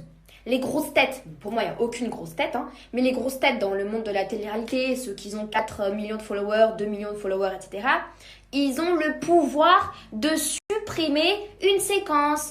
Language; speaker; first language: French; native; French